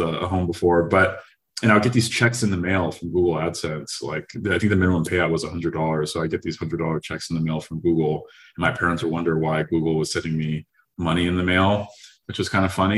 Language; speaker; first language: English; native; English